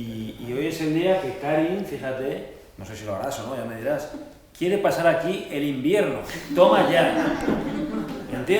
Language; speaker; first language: Spanish; native; Spanish